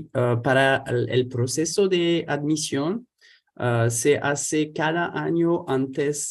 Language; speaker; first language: Spanish; non-native, fluent; French